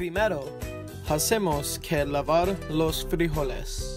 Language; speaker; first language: Spanish; non-native, learner; English